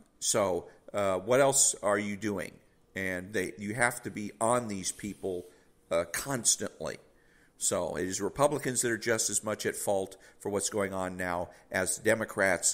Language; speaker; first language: English; native; English